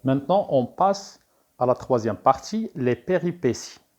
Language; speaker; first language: French; non-native, local second language; Arabic